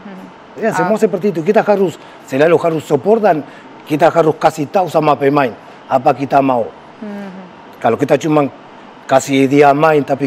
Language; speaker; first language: Indonesian; non-native, fluent; Spanish